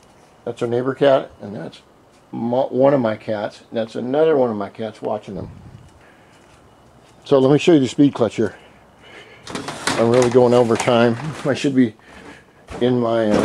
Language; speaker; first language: English; native; English